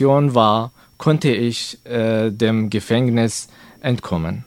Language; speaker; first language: German; non-native, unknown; Arabic